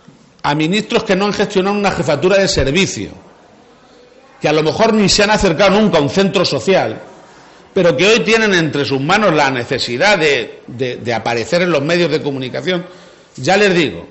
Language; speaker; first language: Spanish; native; Spanish